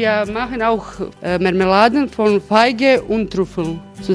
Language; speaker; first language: German; non-native, learner; Croatian